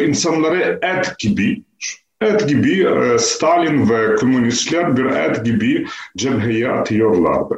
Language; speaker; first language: Turkish; non-native, fluent; Ukrainian